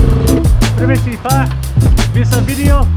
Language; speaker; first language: Indonesian; non-native, learner; English